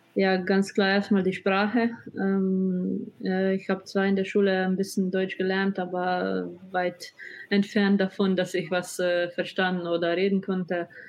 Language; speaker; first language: German; non-native, fluent; Slovenian